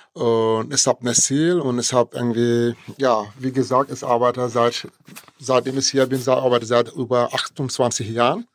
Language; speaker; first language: German; non-native, fluent; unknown